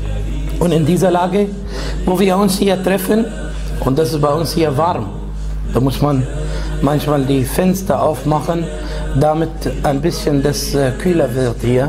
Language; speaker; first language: German; non-native, fluent; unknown